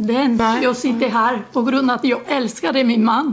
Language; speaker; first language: Swedish; non-native, fluent; Spanish